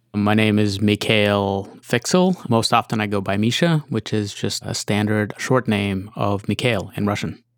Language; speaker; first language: English; early bilingual, other home language; Russian